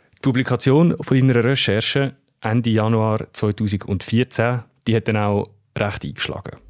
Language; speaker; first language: German; native; German